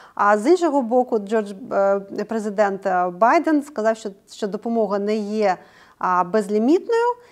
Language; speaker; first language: Ukrainian; native; Ukrainian